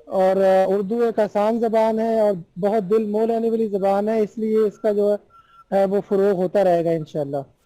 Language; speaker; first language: Urdu; native; Urdu